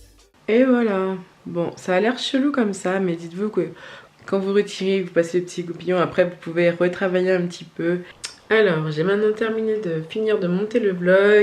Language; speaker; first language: French; native; French